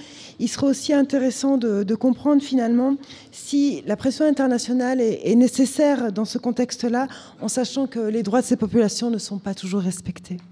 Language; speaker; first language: French; native; French